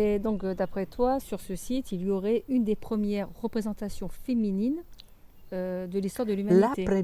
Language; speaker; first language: French; native; French